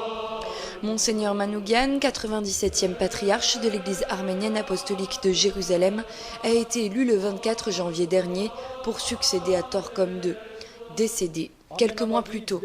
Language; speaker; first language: French; native; French